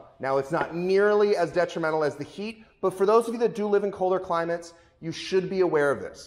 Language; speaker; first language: English; native; English